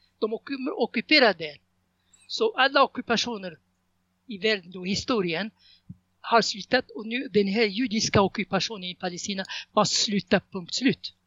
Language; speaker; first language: Swedish; non-native, fluent; Arabic